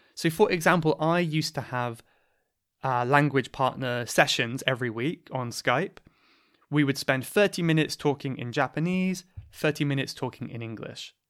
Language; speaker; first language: English; native; English